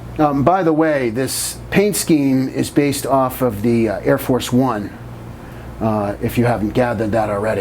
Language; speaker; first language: English; native; English